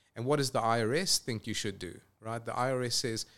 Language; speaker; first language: English; native; English